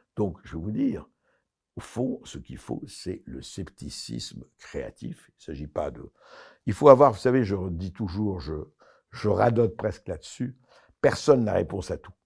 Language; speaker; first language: French; native; French